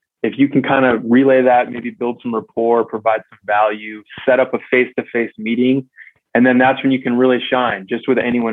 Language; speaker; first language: English; native; English